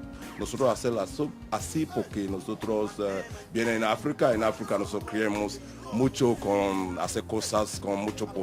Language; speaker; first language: Spanish; non-native, learner; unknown